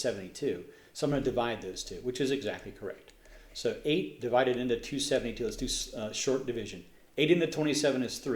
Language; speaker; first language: English; native; English